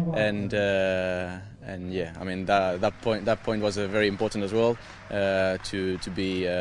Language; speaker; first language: English; non-native, fluent; Spanish